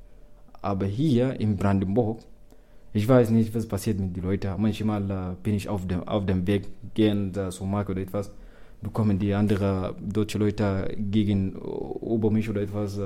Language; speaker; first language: German; non-native, learner; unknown